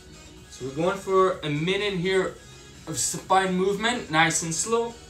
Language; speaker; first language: English; native; English